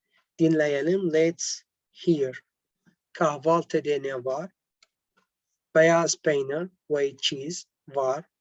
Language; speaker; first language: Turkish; non-native, learner; Arabic